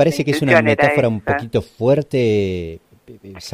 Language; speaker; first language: Spanish; native; Spanish